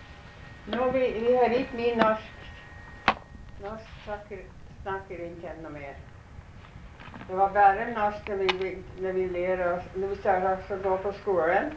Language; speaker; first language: Norwegian; early bilingual, heritage; Norwegian